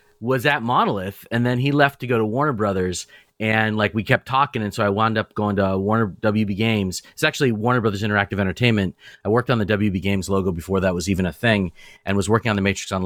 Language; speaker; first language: English; native; English